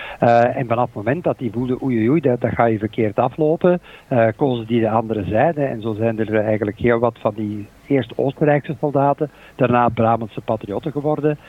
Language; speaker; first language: Dutch; native; Dutch